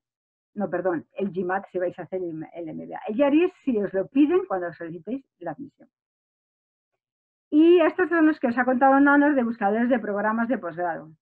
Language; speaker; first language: Spanish; native; Spanish